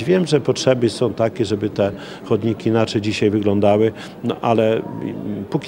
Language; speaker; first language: Polish; native; Polish